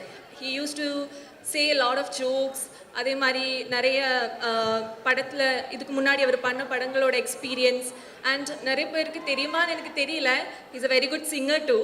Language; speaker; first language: Tamil; non-native, fluent; Malayalam